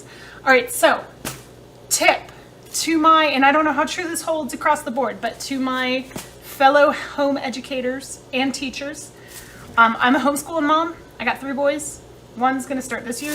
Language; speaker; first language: English; native; English